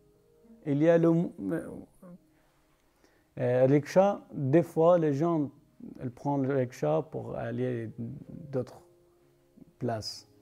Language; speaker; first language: French; non-native, learner; Persian